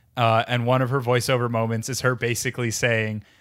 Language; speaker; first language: English; native; English